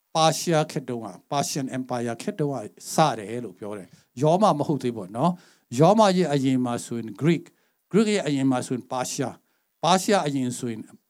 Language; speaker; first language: Burmese; non-native, local second language; Tedim Chin